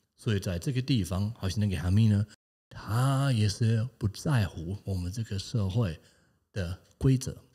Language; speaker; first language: Chinese; non-native, fluent; German